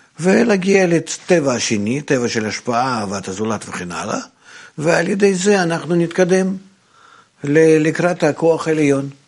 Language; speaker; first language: Hebrew; non-native, fluent; Russian